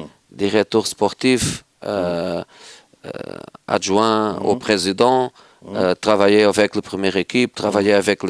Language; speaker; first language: French; non-native, fluent; Portuguese